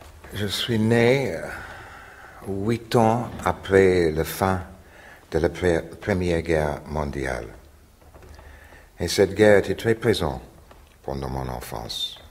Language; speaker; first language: French; non-native, fluent; English